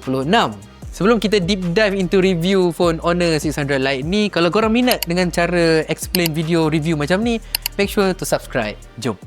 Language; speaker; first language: Malay; native; Malay